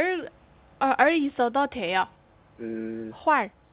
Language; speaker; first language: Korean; non-native, fluent; Chinese